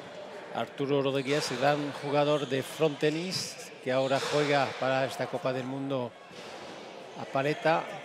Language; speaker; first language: Spanish; non-native, fluent; French